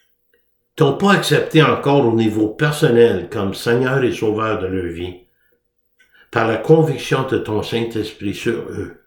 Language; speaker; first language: French; native; French